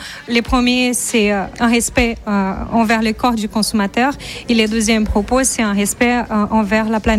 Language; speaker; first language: French; non-native, fluent; Portuguese